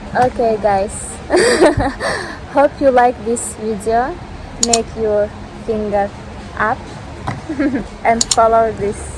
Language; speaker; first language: English; non-native, learner; Russian